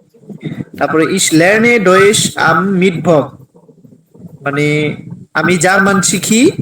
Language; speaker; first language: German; non-native, learner; Bangla